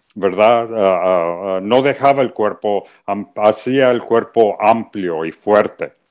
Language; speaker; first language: Spanish; early bilingual, heritage; Spanish